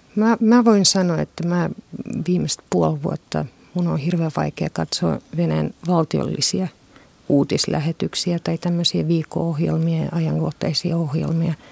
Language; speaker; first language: Finnish; non-native, fluent; Russian